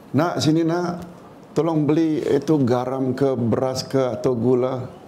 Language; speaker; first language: Malay; native; Malay